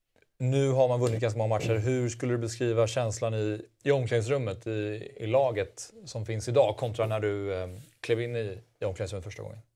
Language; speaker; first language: Swedish; native; Swedish